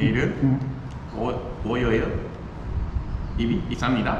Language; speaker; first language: Korean; non-native, learner; Spanish